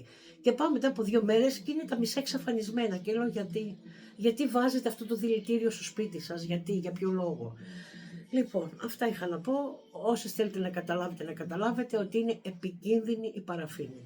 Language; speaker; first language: Greek; native; Greek